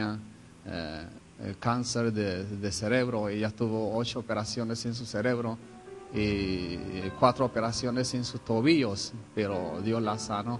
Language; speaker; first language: Spanish; non-native, fluent; Hebrew